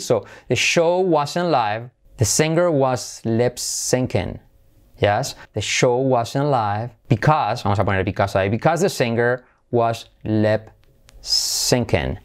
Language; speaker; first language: English; non-native, fluent; Spanish